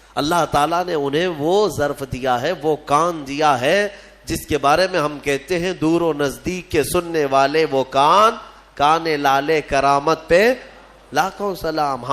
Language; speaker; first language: Urdu; native; Urdu